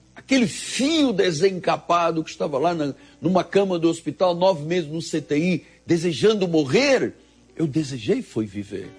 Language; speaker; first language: Portuguese; native; Portuguese